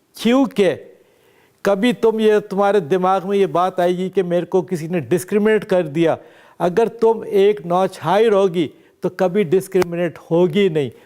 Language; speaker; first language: Urdu; native; Urdu